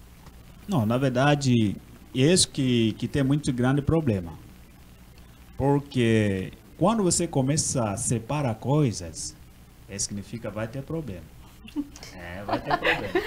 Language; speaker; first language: Portuguese; non-native, learner; Swahili